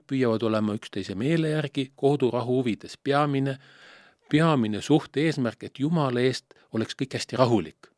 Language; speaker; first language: Estonian; native; Estonian